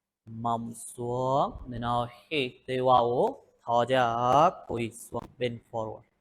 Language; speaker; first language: Vietnamese; non-native, learner; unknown